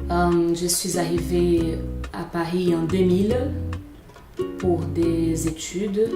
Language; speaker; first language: French; non-native, fluent; Portuguese